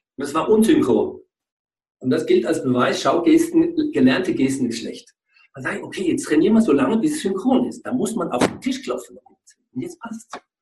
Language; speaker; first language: German; native; German